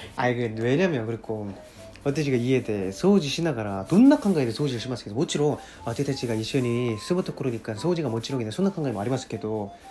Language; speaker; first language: Japanese; non-native, learner; Korean